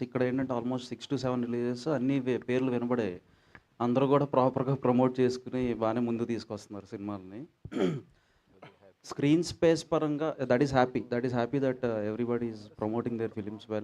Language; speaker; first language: Telugu; native; Telugu